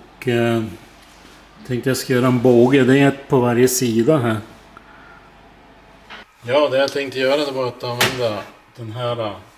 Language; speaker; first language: Swedish; native; Swedish